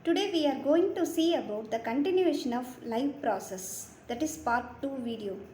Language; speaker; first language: English; non-native, local second language; Tamil